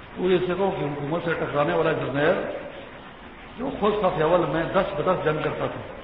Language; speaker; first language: Urdu; non-native, local second language; Pashto